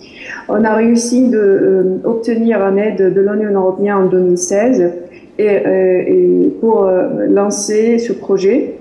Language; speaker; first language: French; non-native, fluent; Arabic